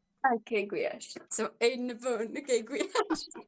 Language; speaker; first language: Hungarian; non-native, learner; Romanian